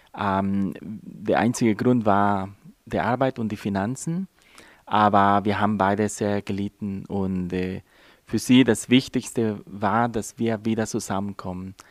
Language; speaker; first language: German; non-native, fluent; Spanish